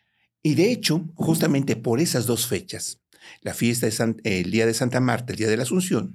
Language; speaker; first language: Spanish; native; Spanish